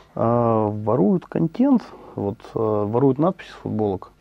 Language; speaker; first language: Russian; native; Russian